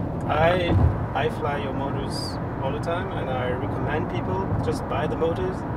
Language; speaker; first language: English; non-native, fluent; French